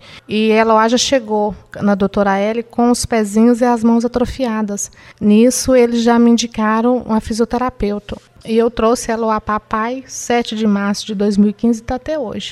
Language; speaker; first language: Portuguese; native; Portuguese